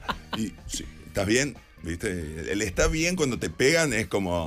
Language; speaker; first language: Spanish; native; Spanish